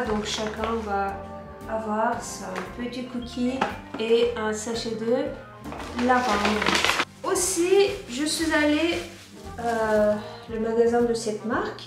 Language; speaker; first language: French; non-native, fluent; Turkish